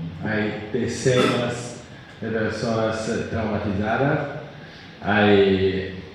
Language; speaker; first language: Spanish; non-native, fluent; Italian